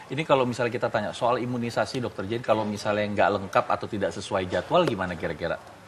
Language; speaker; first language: Indonesian; native; Indonesian